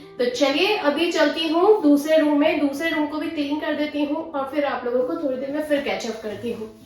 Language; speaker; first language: Hindi; native; Hindi